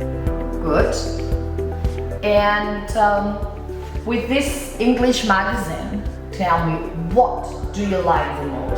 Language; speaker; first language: English; non-native, fluent; Catalan